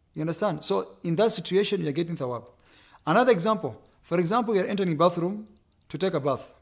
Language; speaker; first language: English; non-native, local second language; Swahili